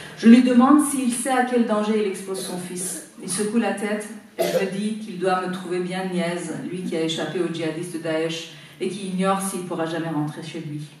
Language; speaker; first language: French; non-native, fluent; Persian